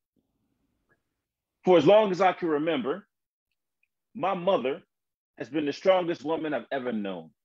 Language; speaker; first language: English; native; English